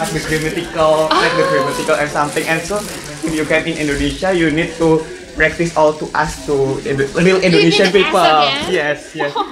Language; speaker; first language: English; non-native, learner; Indonesian